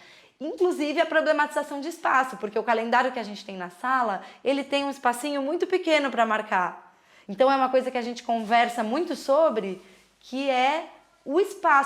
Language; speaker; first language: Portuguese; native; Portuguese